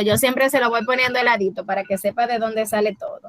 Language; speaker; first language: Spanish; native; Spanish